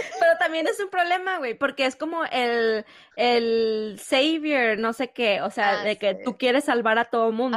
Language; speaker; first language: Spanish; native; Spanish